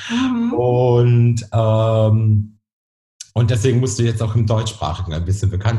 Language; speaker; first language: German; native; German